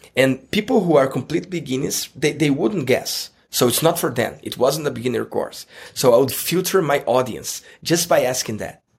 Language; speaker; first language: English; non-native, fluent; Portuguese